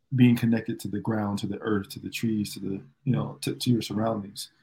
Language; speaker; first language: English; native; English